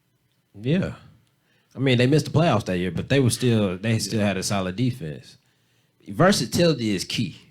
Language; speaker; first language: English; native; English